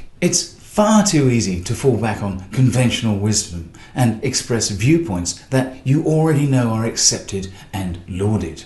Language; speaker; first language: English; native; English